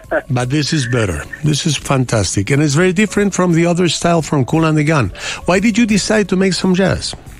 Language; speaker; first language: English; non-native, fluent; Spanish